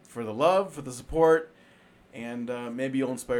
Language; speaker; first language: English; native; English